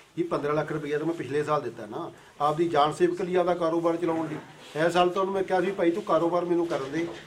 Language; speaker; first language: Punjabi; native; Punjabi